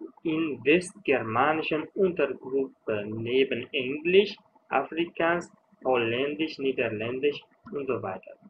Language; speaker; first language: German; non-native, fluent; Uzbek